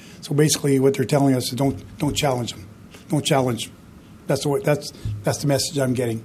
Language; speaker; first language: English; non-native, fluent; French